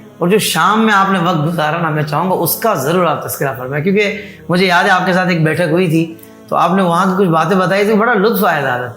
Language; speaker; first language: Urdu; native; Urdu